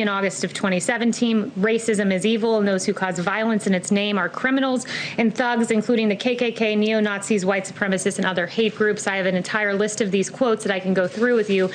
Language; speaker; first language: English; native; English